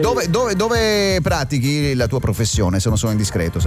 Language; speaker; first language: Italian; native; Italian